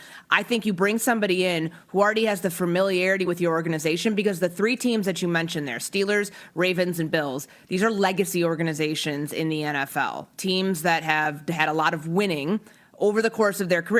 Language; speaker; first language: English; native; English